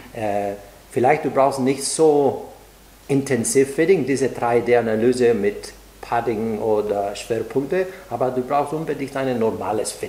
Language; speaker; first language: German; non-native, fluent; Greek